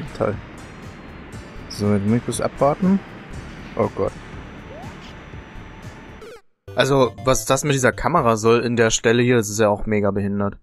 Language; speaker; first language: German; native; German